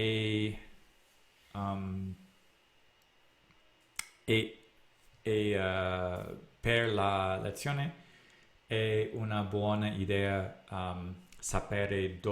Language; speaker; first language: Italian; non-native, learner; English